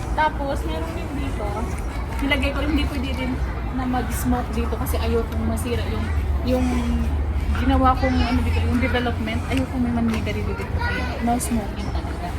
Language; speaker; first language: Filipino; native; Filipino